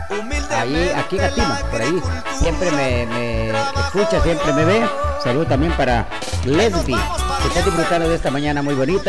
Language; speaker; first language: Spanish; native; Spanish